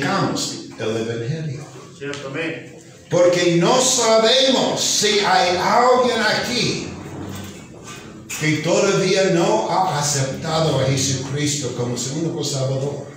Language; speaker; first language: Spanish; non-native, fluent; English